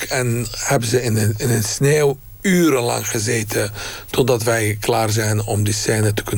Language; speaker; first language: Dutch; non-native, fluent; Arabic